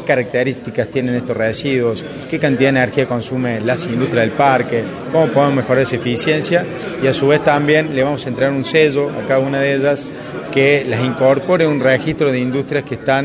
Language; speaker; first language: Spanish; native; Spanish